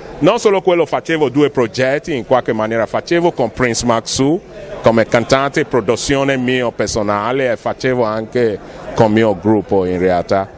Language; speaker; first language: Italian; non-native, fluent; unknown